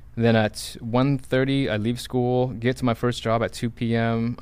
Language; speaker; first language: English; native; English